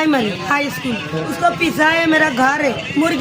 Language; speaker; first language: Hindi; non-native, learner; Bangla